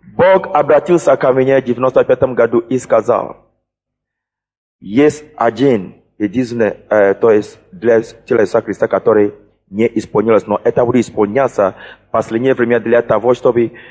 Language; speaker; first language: Russian; non-native, fluent; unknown